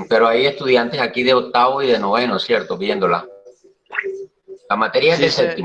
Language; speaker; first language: Spanish; native; Spanish